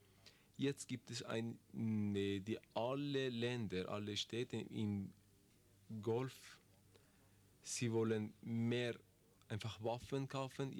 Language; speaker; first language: German; non-native, learner; Persian